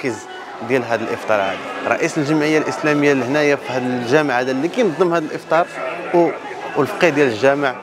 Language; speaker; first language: Arabic; native; Arabic